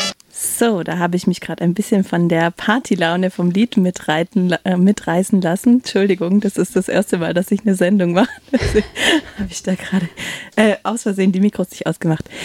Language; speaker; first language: German; native; German